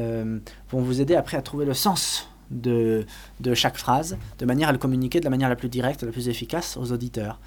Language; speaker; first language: French; native; French